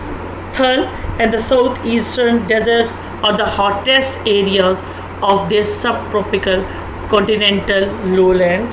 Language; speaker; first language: English; non-native, local second language; Urdu